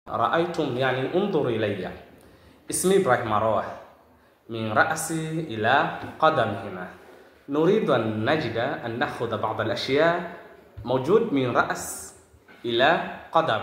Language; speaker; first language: Arabic; non-native, fluent; Swahili